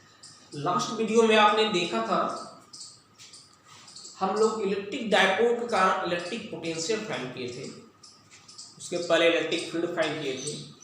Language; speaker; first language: Hindi; native; Hindi